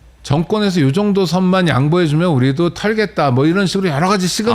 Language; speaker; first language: Korean; native; Korean